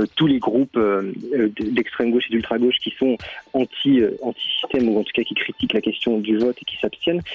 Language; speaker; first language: French; native; French